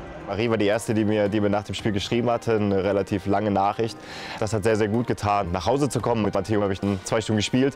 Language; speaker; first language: German; native; German